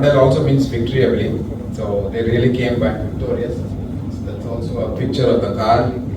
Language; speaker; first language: English; non-native, local second language; Tamil